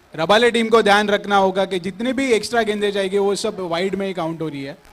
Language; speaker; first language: Hindi; non-native, local second language; Marathi